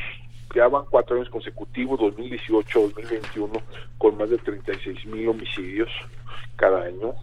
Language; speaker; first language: Spanish; native; Spanish